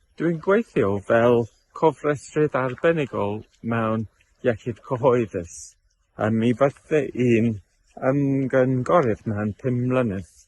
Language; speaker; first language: Welsh; non-native, learner; English